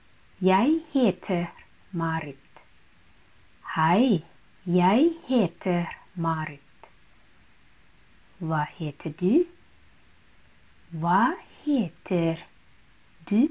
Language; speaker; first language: Norwegian; non-native, fluent; Thai